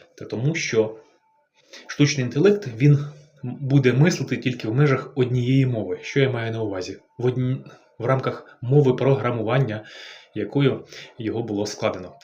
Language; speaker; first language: Ukrainian; native; Ukrainian